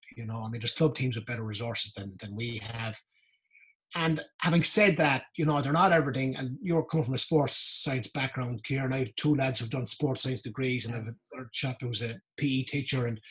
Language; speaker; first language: English; native; English